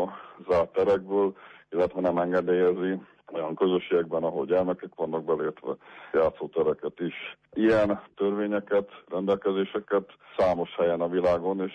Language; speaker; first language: Hungarian; native; Hungarian